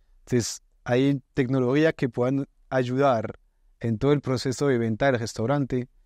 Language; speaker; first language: Spanish; non-native, fluent; French